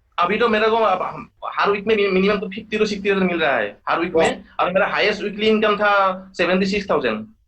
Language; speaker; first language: Hindi; non-native, local second language; Assamese